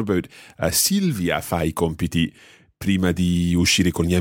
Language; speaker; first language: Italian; non-native, learner; English